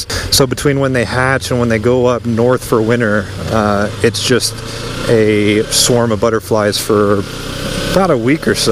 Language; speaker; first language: English; native; English